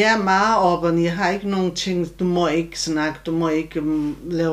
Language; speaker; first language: Danish; non-native, learner; Turkish